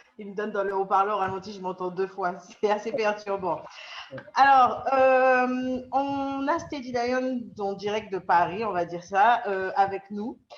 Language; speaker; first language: French; native; French